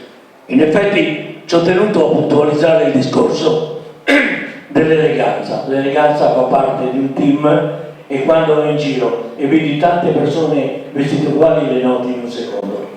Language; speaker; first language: Italian; native; Italian